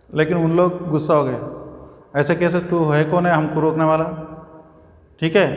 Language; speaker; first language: Hindi; non-native, local second language; Telugu